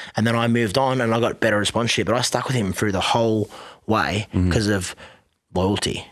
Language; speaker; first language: English; native; English